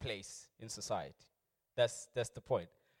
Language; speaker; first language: English; non-native, local second language; Tswana